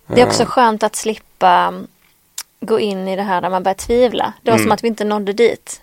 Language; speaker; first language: Swedish; native; Swedish